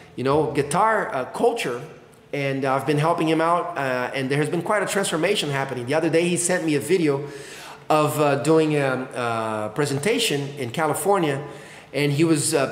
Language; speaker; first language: English; non-native, fluent; Portuguese